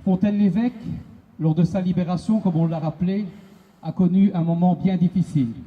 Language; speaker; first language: French; native; French